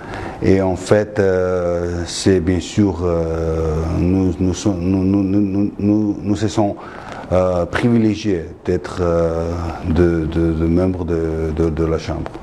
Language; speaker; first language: French; non-native, fluent; Georgian